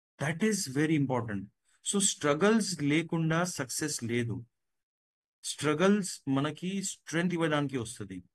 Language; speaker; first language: Telugu; non-native, fluent; Gujarati